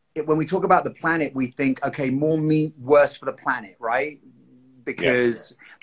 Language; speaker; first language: English; native; English